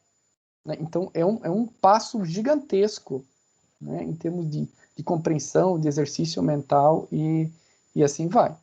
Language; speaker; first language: Portuguese; native; Portuguese